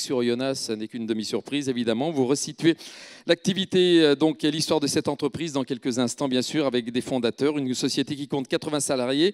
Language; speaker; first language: French; native; French